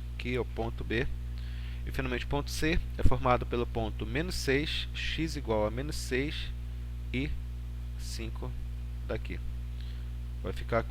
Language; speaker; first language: Portuguese; native; Portuguese